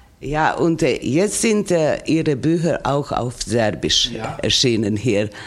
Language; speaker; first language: German; non-native, local second language; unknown